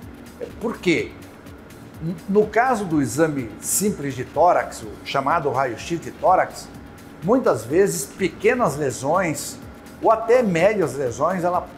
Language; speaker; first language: Portuguese; native; Portuguese